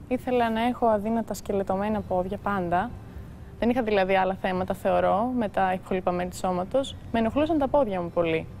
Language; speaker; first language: Greek; early bilingual, heritage; Greek